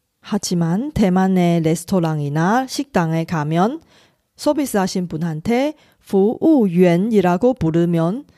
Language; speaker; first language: Korean; non-native, fluent; Chinese